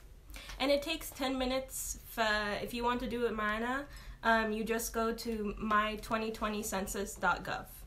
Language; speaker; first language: English; early bilingual, other home language; Arabic